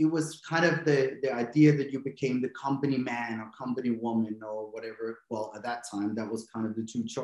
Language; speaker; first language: English; non-native, fluent; Danish